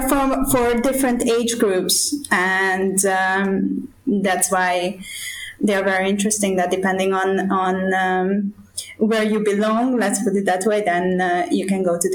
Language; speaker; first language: English; non-native, fluent; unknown